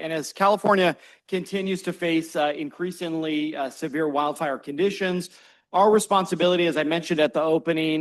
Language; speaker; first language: English; native; English